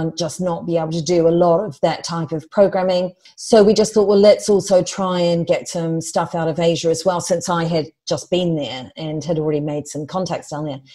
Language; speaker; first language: English; native; English